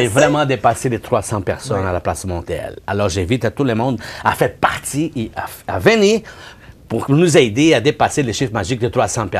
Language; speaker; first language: French; non-native, fluent; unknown